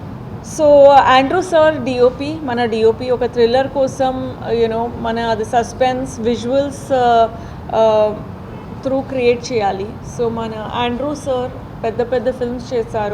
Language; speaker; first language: Telugu; non-native, fluent; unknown